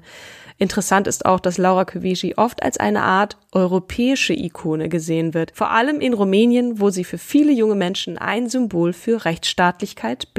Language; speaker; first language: German; native; German